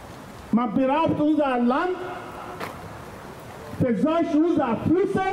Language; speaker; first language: German; non-native, fluent; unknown